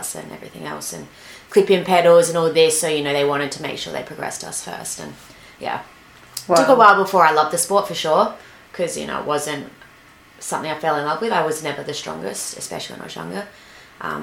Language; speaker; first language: English; native; English